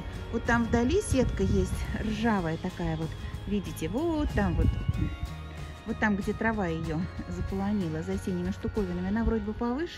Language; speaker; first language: Russian; native; Russian